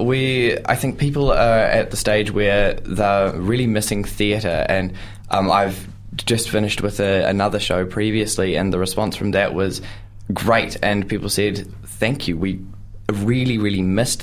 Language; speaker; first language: English; native; English